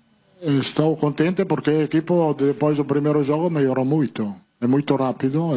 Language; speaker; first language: Portuguese; non-native, fluent; Italian